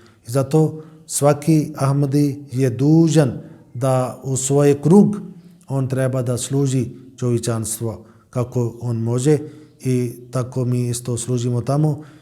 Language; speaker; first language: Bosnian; non-native, learner; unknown